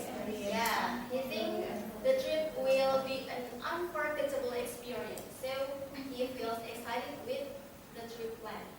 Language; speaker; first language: English; non-native, fluent; Indonesian